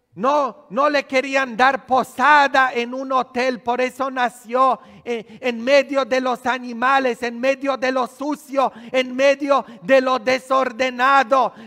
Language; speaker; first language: Spanish; non-native, fluent; Polish